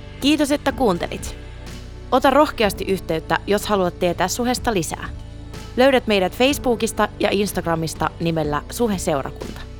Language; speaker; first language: Finnish; native; Finnish